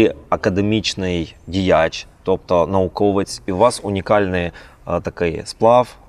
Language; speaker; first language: Ukrainian; native; Ukrainian